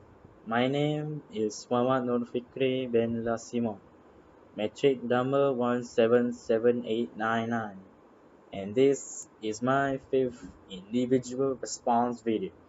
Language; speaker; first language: English; non-native, local second language; Malay